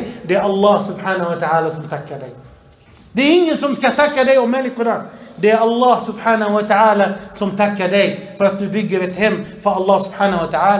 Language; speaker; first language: Swedish; early bilingual, other home language; Arabic